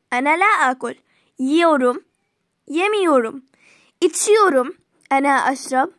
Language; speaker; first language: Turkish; non-native, fluent; Arabic